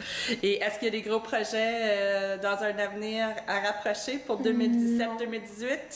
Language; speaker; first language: French; native; French